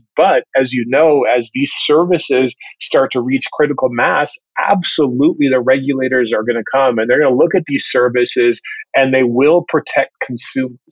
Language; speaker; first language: English; native; English